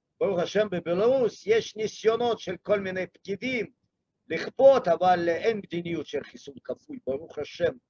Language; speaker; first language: Hebrew; non-native, fluent; Russian